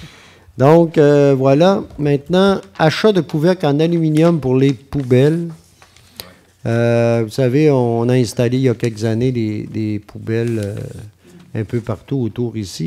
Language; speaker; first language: French; native; French